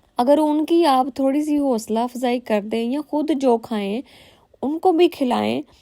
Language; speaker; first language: Urdu; non-native, local second language; Punjabi